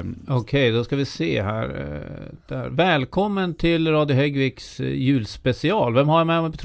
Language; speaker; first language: Swedish; native; Swedish